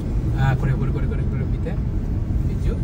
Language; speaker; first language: Japanese; non-native, learner; Bangla